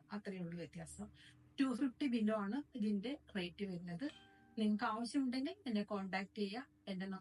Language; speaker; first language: Malayalam; native; Malayalam